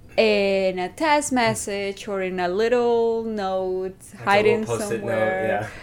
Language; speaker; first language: English; non-native, fluent; Spanish